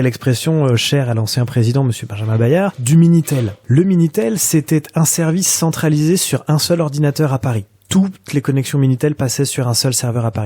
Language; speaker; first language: French; native; French